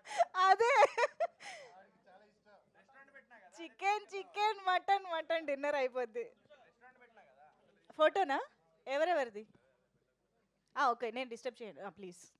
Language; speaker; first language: Telugu; native; Telugu